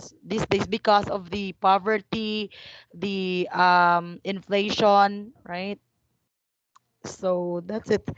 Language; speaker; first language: English; non-native, fluent; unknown